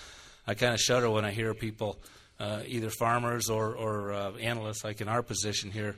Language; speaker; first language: English; native; English